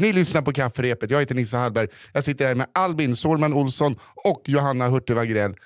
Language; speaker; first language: Swedish; native; Swedish